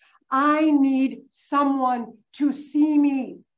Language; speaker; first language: English; early bilingual, other home language; Spanish